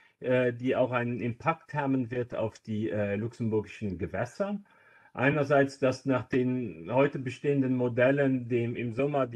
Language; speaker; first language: German; non-native, local second language; Luxembourgish